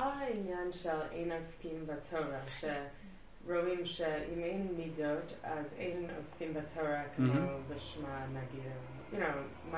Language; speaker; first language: Hebrew; non-native, learner; English